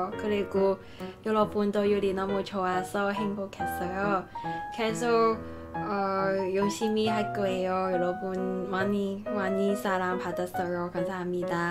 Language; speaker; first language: Korean; non-native, learner; Cantonese